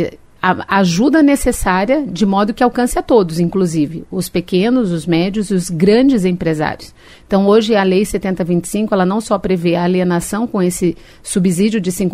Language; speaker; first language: Portuguese; native; Portuguese